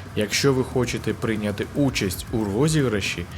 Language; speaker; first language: Ukrainian; early bilingual, other home language; Russian